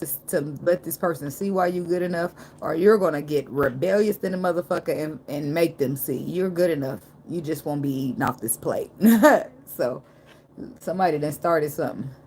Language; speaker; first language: English; native; English